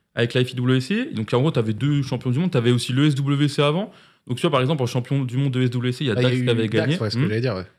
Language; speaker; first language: French; native; French